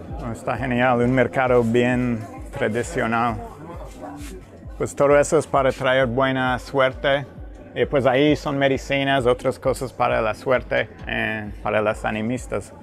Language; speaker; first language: Spanish; non-native, fluent; English